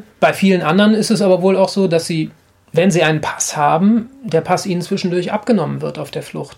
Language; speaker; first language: German; native; German